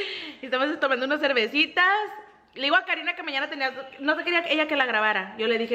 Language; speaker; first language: Spanish; native; Spanish